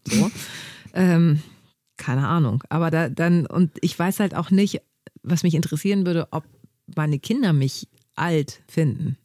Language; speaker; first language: German; early bilingual, other home language; Greek